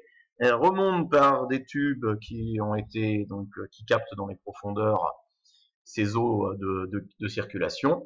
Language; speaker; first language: French; native; French